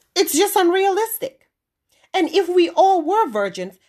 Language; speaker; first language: English; non-native, local second language; Wolof